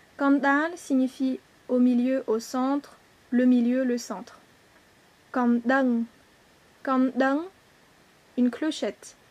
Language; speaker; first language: French; native; French